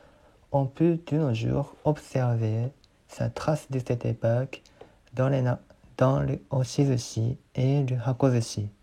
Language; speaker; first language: French; non-native, learner; Japanese